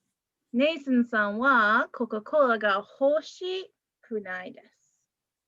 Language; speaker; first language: Japanese; non-native, fluent; English